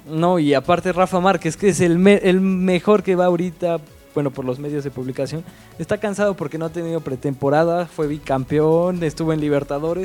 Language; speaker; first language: Spanish; native; Spanish